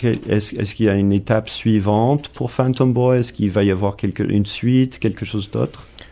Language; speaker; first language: French; non-native, fluent; English